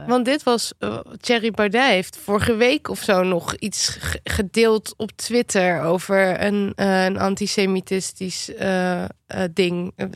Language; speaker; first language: Dutch; native; Dutch